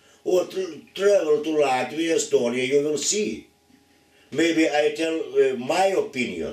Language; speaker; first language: English; non-native, learner; Lithuanian